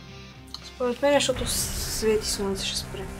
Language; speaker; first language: Bulgarian; native; Bulgarian